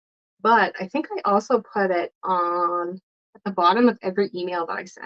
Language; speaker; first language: English; non-native, fluent; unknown